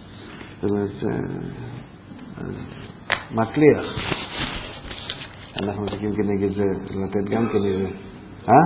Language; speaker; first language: Hebrew; non-native, fluent; Russian